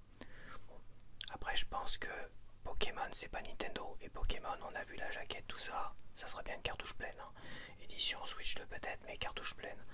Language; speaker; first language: French; native; French